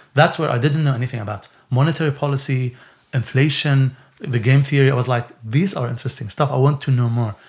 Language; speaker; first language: English; non-native, fluent; Arabic